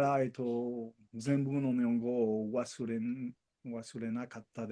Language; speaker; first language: Japanese; non-native, learner; Spanish